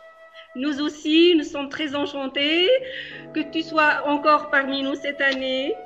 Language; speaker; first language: French; non-native, local second language; Arabic